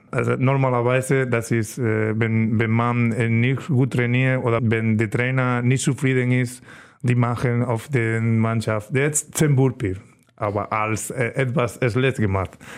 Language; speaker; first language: German; non-native, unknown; Spanish